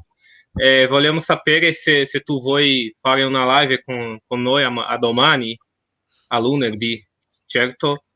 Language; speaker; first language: Italian; non-native, fluent; Portuguese